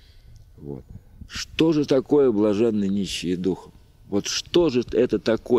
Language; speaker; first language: Russian; native; Russian